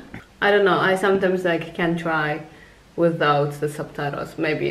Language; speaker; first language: English; non-native, local second language; Japanese